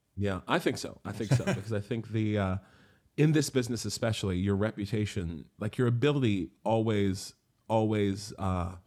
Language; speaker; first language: English; native; English